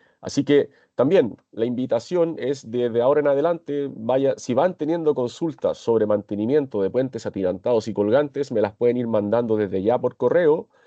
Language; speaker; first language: Spanish; native; Spanish